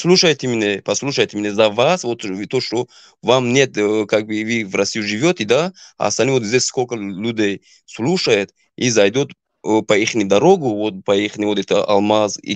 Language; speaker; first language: Russian; non-native, local second language; Tajik